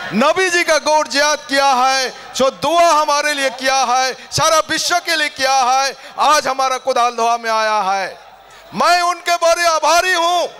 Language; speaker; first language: Hindi; non-native, local second language; Assamese